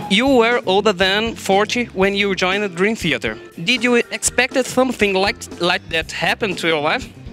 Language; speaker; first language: English; non-native, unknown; Portuguese